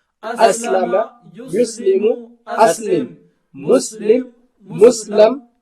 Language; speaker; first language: Arabic; non-native, learner; Urdu